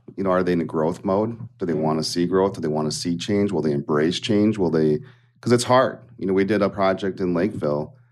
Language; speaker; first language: English; native; English